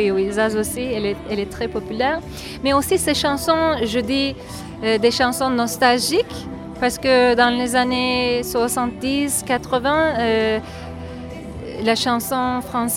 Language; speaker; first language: French; non-native, fluent; Turkish